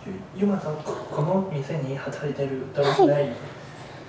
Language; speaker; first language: Japanese; non-native, learner; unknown